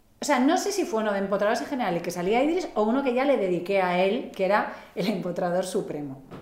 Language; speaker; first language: Spanish; native; Spanish